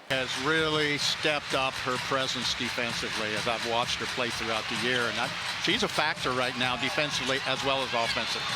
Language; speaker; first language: English; native; English